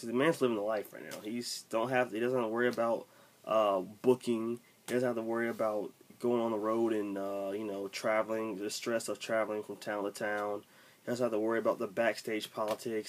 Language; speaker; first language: English; native; English